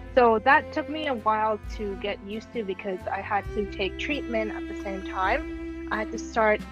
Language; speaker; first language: English; non-native, local second language; Cantonese